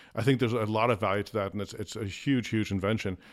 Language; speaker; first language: English; early bilingual, other home language; Afrikaans